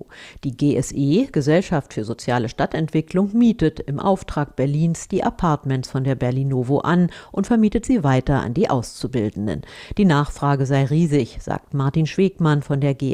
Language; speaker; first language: German; native; German